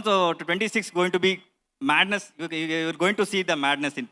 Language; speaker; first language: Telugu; non-native, learner; Kannada